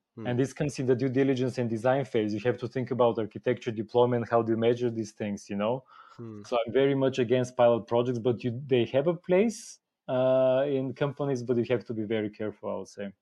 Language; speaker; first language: English; non-native, fluent; Bulgarian